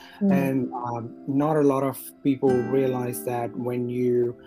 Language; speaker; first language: English; non-native, local second language; Tamil